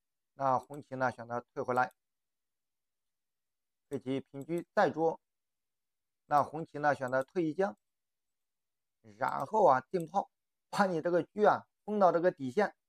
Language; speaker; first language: Chinese; native; Chinese